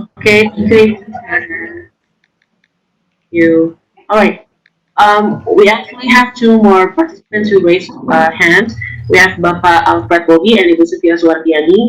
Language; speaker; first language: English; non-native, fluent; Indonesian